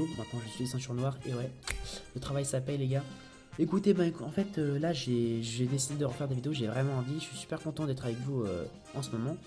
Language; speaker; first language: French; native; French